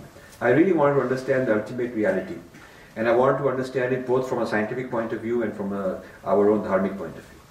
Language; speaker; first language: English; non-native, local second language; Hindi